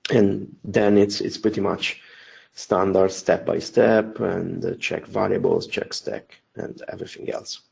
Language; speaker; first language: English; non-native, fluent; Italian